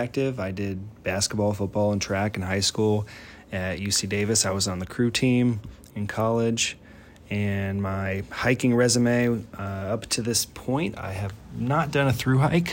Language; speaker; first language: English; native; English